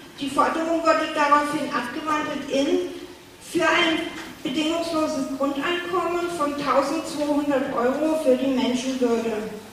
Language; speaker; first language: German; native; German